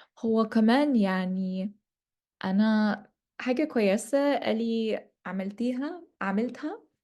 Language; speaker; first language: Egyptian Arabic; non-native, learner; English